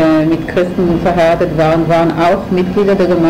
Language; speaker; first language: German; non-native, fluent; Hebrew